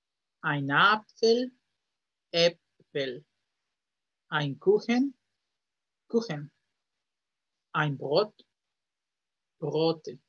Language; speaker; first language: German; non-native, fluent; Spanish